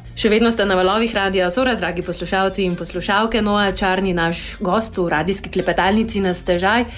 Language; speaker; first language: Slovenian; native; Slovenian